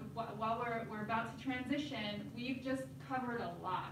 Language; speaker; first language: English; native; English